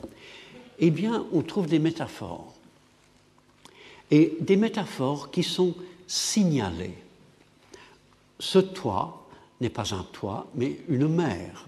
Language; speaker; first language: French; non-native, fluent; English